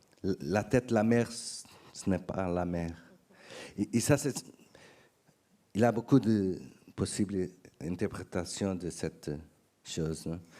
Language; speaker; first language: French; non-native, learner; Portuguese